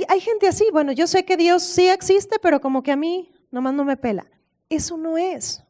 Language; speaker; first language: Spanish; native; Spanish